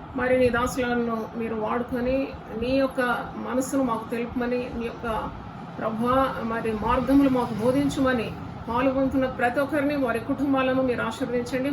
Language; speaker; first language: Telugu; non-native, local second language; Malayalam